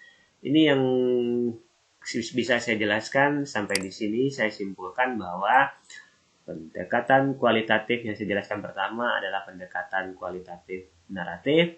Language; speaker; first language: Indonesian; native; Indonesian